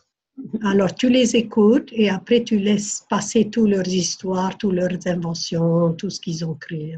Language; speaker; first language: French; non-native, fluent; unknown